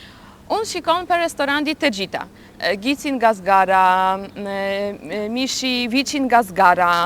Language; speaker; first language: Albanian; non-native, learner; Polish